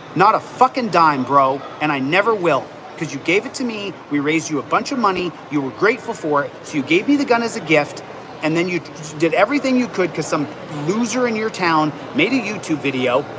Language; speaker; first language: English; native; English